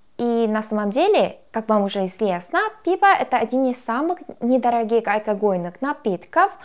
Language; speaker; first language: Russian; non-native, fluent; Korean